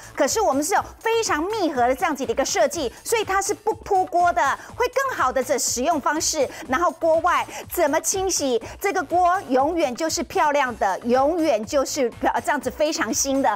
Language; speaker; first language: Chinese; native; Chinese